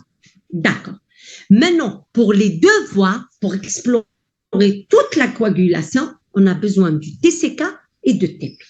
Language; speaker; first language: French; non-native, local second language; Arabic